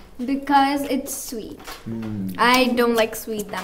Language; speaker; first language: English; non-native, learner; Indonesian